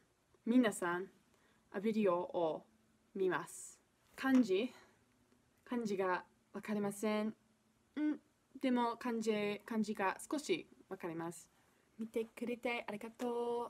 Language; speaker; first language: Japanese; non-native, learner; English